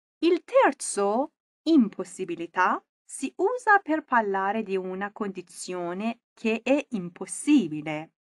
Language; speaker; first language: Italian; non-native, fluent; Persian